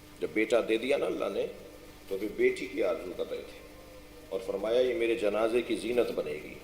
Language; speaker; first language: Urdu; non-native, local second language; Sindhi